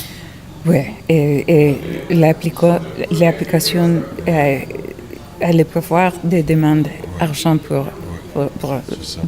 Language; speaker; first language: French; non-native, learner; English